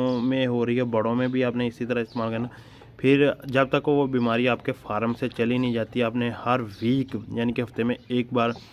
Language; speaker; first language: Urdu; non-native, local second language; Punjabi